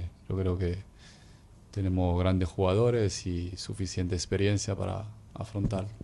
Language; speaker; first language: Spanish; non-native, fluent; Arabic